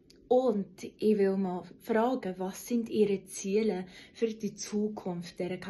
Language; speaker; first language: German; non-native, fluent; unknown